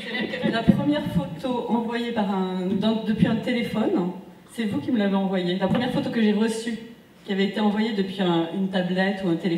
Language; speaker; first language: French; native; French